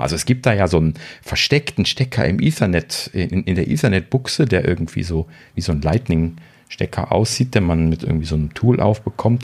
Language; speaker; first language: German; native; German